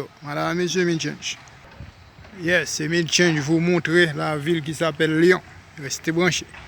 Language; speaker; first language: French; non-native, local second language; Haitian Creole